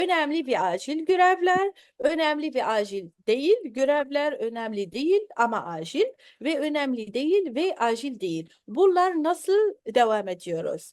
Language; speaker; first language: Turkish; non-native, learner; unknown